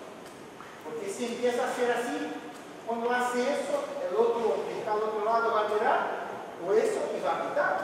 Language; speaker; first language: Spanish; non-native, fluent; Portuguese